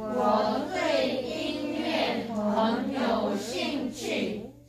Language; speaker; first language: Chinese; non-native, learner; Korean